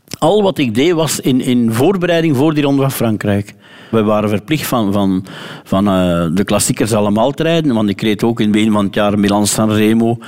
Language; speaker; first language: Dutch; native; Dutch